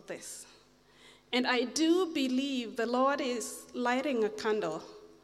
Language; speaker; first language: English; non-native, local second language; Kamba